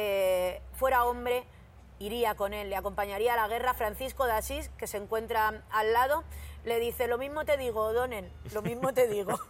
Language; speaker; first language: Spanish; native; Spanish